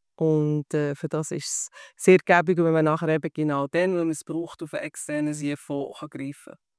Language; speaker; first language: German; native; German